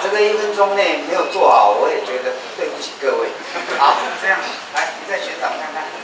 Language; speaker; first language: Chinese; native; Chinese